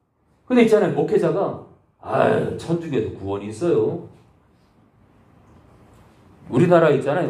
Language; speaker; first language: Korean; native; Korean